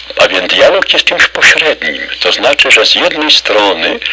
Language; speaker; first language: Polish; native; Polish